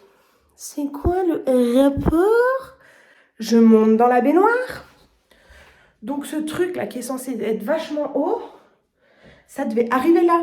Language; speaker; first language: French; native; French